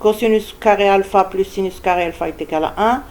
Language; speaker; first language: French; non-native, local second language; Arabic